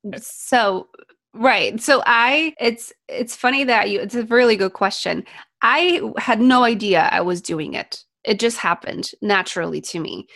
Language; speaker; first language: English; non-native, fluent; Polish